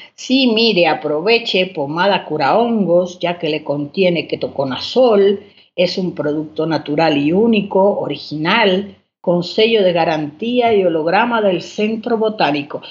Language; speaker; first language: Spanish; native; Spanish